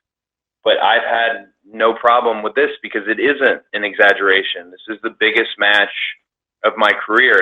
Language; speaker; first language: English; native; English